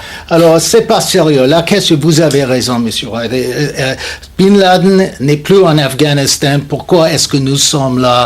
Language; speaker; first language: French; non-native, fluent; English